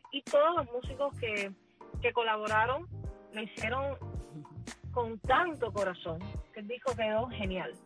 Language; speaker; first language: Spanish; early bilingual, other home language; English